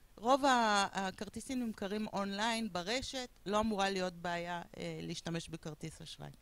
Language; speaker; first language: Hebrew; non-native, fluent; Spanish